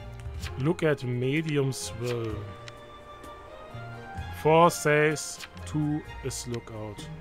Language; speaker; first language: English; non-native, fluent; German